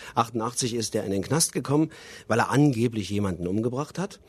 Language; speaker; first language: German; native; German